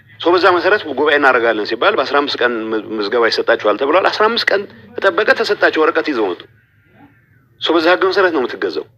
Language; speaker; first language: Amharic; non-native, local second language; Tigrinya